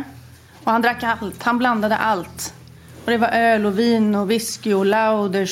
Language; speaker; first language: Swedish; native; Swedish